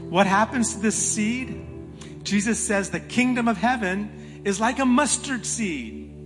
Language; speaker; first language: English; native; English